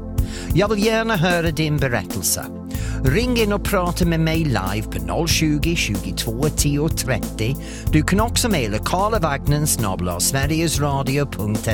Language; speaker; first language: Swedish; non-native, fluent; English